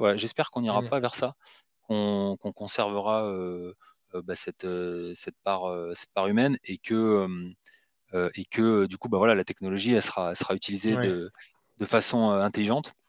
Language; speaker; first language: French; native; French